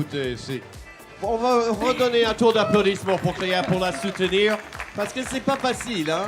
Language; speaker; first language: French; native; French